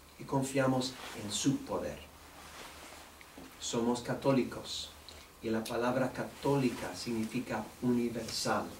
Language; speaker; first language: Spanish; non-native, fluent; English